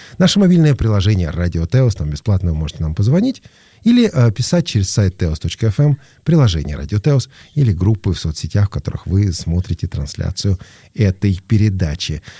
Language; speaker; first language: Russian; native; Russian